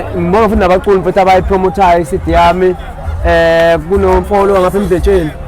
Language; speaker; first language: Zulu; native; Zulu